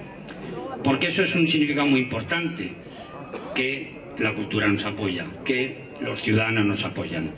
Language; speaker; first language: Spanish; native; Spanish